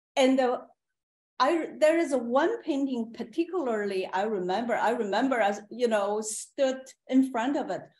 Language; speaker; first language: English; non-native, fluent; Chinese